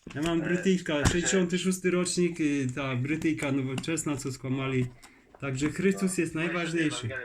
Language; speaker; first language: Polish; native; Polish